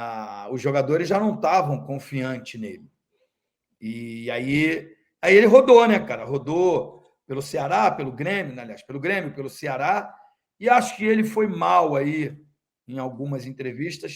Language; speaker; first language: Portuguese; native; Portuguese